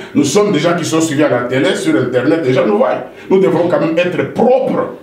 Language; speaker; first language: French; non-native, local second language; Lingala